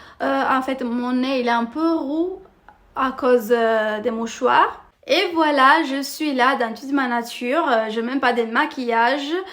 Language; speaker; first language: French; non-native, fluent; Italian